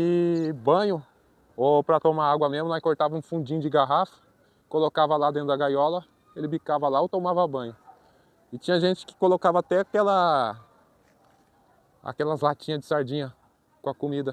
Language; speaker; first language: Portuguese; native; Portuguese